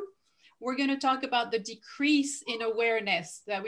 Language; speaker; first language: English; non-native, fluent; French